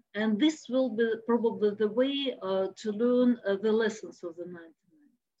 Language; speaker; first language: English; non-native, fluent; Russian